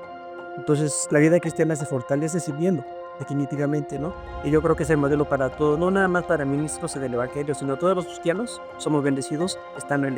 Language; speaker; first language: Spanish; native; Spanish